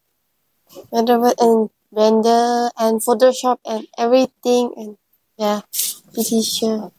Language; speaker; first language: English; non-native, learner; Thai